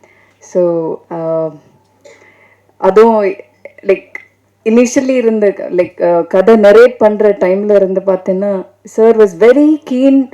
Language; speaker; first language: Tamil; non-native, fluent; Malayalam